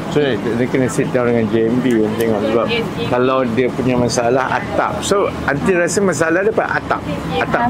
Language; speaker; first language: Malay; native; Malay